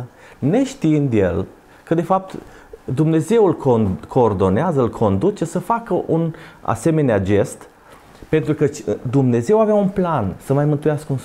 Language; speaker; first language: Romanian; native; Romanian